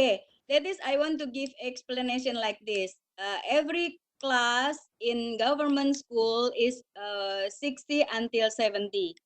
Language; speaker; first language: English; non-native, learner; Indonesian